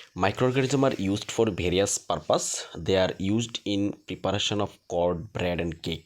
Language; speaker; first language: English; non-native, local second language; Bangla